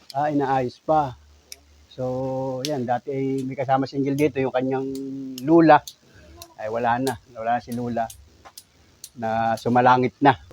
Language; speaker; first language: Filipino; native; Filipino